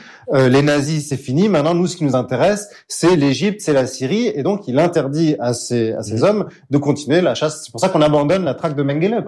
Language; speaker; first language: French; native; French